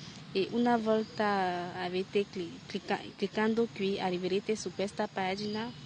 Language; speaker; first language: Italian; non-native, learner; French